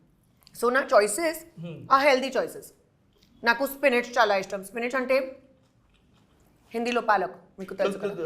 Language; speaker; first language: Telugu; non-native, fluent; Hindi